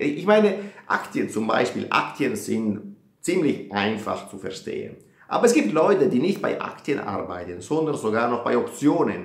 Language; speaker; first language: German; non-native, fluent; Italian